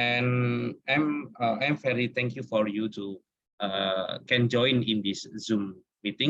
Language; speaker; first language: English; non-native, learner; Indonesian